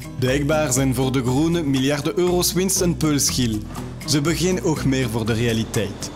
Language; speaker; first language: Dutch; non-native, local second language; French